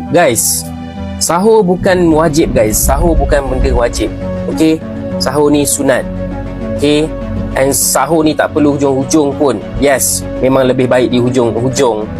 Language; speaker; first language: Malay; native; Malay